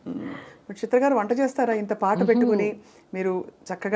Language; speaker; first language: Telugu; native; Telugu